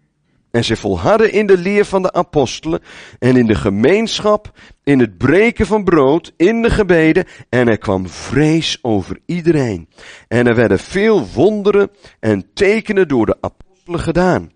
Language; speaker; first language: Dutch; native; Dutch